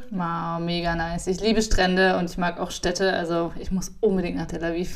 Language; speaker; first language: German; native; German